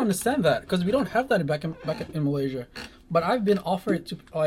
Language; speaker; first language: English; non-native, local second language; Malay